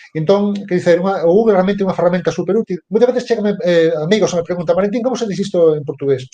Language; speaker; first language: Galician; non-native, local second language; Spanish